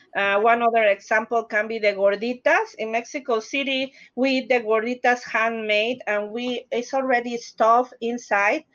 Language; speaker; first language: English; non-native, learner; Spanish